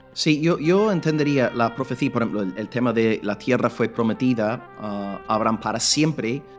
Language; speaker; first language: Spanish; non-native, fluent; English